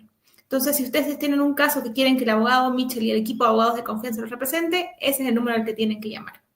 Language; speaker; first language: Spanish; native; Spanish